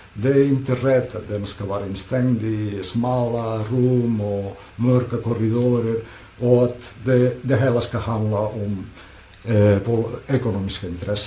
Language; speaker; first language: Swedish; non-native, fluent; Catalan